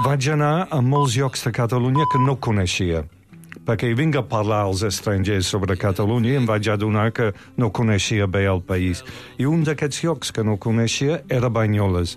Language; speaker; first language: Catalan; non-native, fluent; English